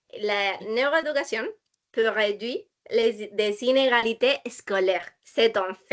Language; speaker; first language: French; non-native, learner; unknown